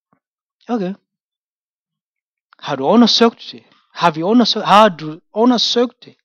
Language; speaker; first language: Danish; non-native, fluent; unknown